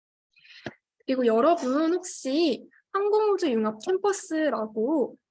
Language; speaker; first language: Korean; native; Korean